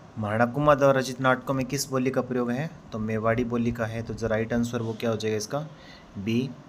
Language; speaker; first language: Hindi; native; Hindi